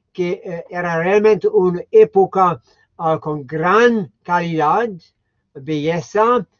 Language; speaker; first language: Spanish; non-native, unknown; German